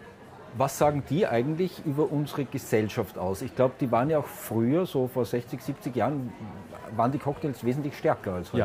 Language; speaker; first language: German; native; German